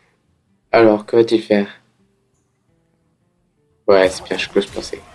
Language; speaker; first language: French; native; French